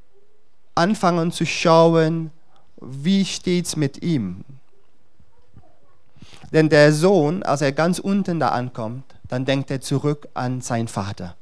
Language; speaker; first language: German; non-native, fluent; Dutch